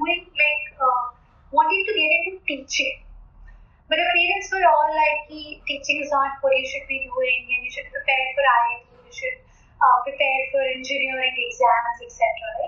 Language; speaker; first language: English; non-native, local second language; Hindi